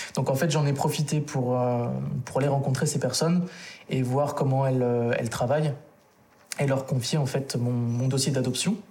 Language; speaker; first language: French; native; French